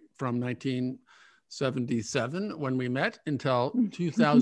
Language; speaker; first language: English; native; English